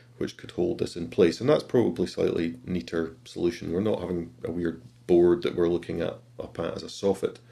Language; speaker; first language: English; native; English